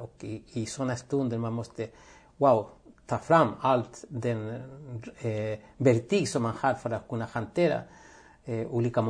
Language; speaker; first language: Swedish; non-native, fluent; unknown